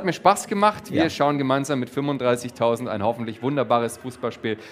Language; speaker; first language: German; native; German